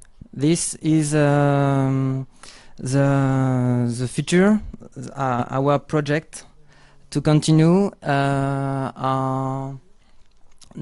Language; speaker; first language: English; non-native, learner; French